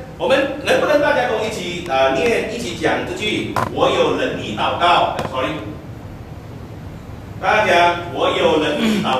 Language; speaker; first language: Chinese; native; Chinese